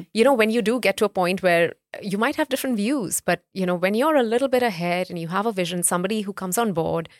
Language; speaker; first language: English; non-native, local second language; Hindi